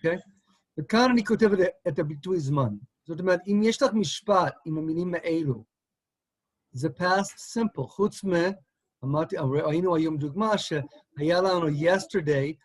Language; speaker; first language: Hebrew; non-native, fluent; English